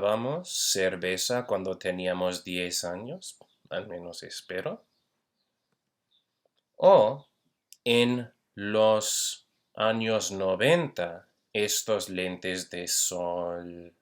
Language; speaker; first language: Spanish; non-native, fluent; English